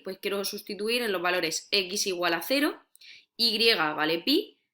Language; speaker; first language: Spanish; native; Spanish